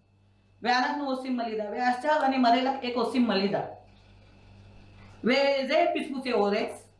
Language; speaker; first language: Hebrew; non-native, learner; Marathi